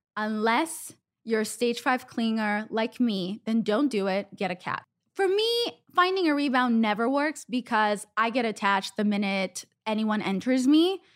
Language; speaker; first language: English; non-native, fluent; Hebrew